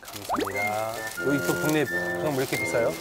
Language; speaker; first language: Korean; early bilingual, heritage; English